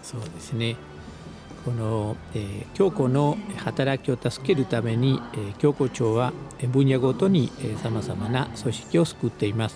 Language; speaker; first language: Japanese; non-native, fluent; Spanish